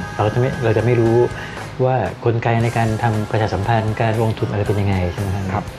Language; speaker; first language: Thai; native; Thai